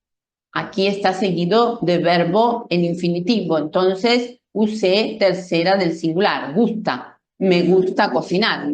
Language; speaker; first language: Spanish; non-native, fluent; Portuguese